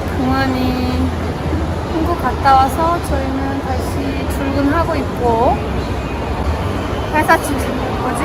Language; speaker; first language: Korean; non-native, fluent; Romanian